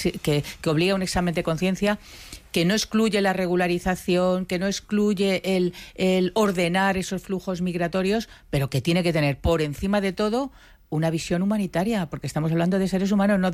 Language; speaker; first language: Spanish; native; Spanish